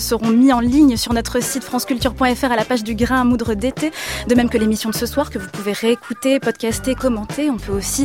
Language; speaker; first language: French; native; French